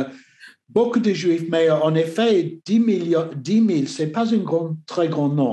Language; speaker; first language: French; non-native, learner; English